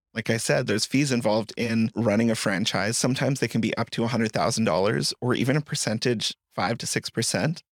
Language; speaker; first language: English; native; English